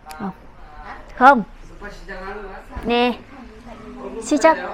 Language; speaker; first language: Korean; non-native, learner; Vietnamese